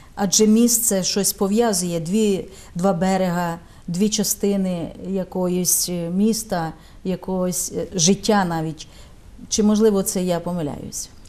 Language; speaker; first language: Ukrainian; native; Ukrainian